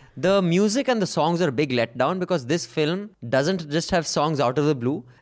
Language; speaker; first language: English; non-native, local second language; Punjabi